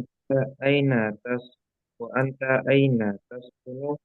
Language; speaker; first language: Arabic; non-native, learner; Indonesian